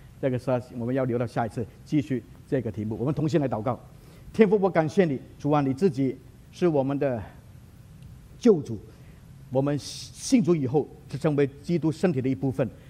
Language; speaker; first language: Chinese; native; Chinese